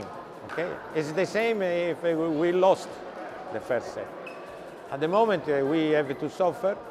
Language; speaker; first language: English; non-native, learner; Italian